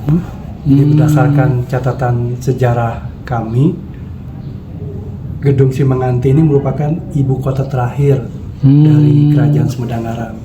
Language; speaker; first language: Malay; non-native, local second language; Sundanese